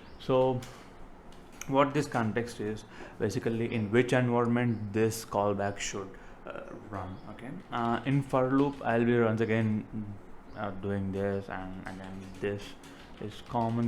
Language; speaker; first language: English; non-native, local second language; Telugu